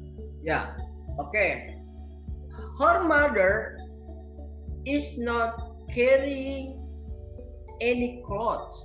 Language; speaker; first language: English; non-native, learner; Indonesian